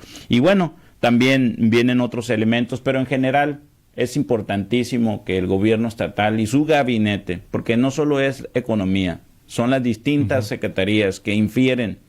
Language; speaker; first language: Spanish; native; Spanish